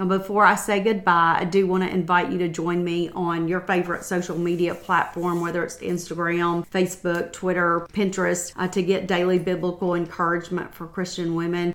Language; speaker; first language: English; native; English